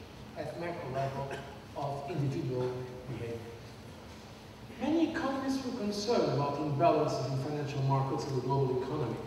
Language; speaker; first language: English; non-native, fluent; Portuguese